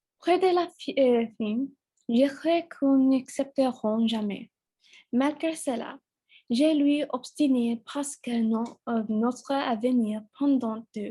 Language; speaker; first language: French; non-native, learner; English